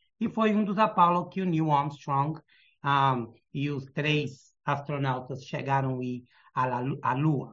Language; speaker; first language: Portuguese; early bilingual, heritage; Portuguese